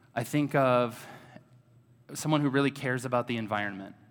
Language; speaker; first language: English; native; English